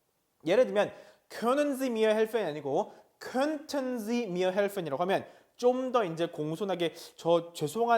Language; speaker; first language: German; non-native, fluent; Korean